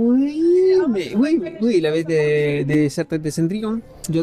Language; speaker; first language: French; non-native, fluent; Spanish